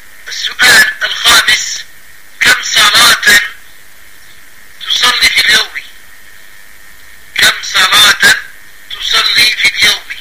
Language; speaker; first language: Arabic; non-native, fluent; French